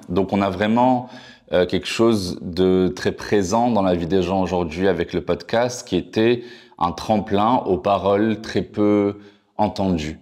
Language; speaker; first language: French; non-native, local second language; Arabic